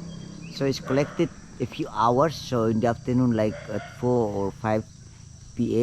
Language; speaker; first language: English; non-native, fluent; Indonesian